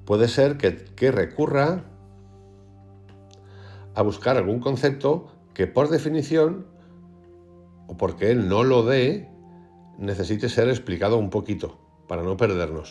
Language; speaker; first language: Spanish; native; Spanish